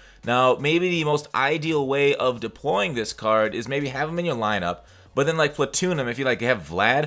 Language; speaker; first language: English; native; English